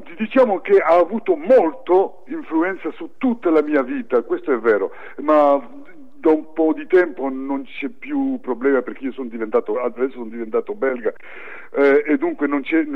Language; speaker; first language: Italian; early bilingual, heritage; French